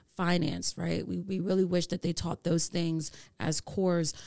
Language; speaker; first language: English; native; English